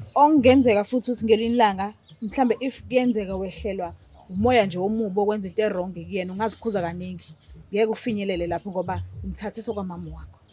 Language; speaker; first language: Zulu; native; Zulu